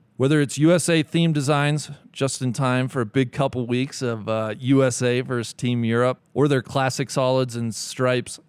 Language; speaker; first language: English; native; English